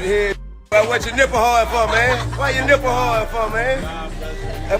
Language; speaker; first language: English; native; English